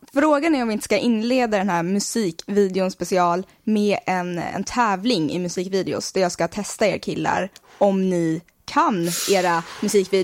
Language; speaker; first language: Swedish; native; Swedish